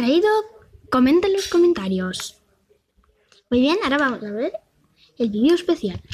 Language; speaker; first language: Spanish; native; Spanish